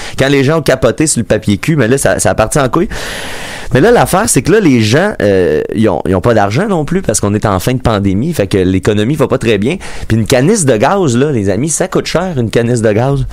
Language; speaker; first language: French; native; French